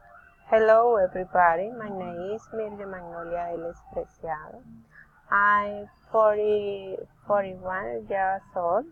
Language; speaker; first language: English; non-native, learner; Spanish